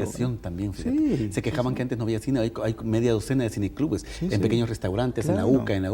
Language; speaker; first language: Spanish; native; Spanish